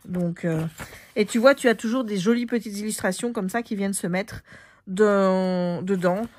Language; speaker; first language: French; native; French